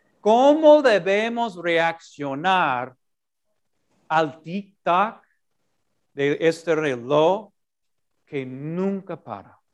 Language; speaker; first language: Spanish; non-native, fluent; English